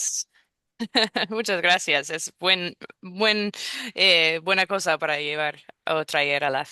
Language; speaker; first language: Spanish; non-native, fluent; English